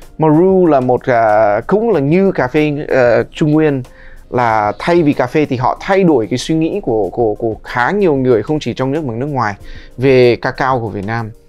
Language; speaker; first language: Vietnamese; early bilingual, heritage; Vietnamese